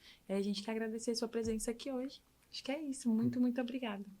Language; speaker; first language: Portuguese; native; Portuguese